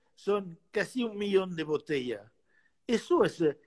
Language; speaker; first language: Spanish; non-native, fluent; French